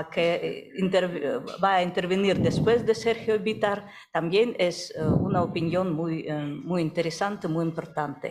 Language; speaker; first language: Spanish; non-native, fluent; Russian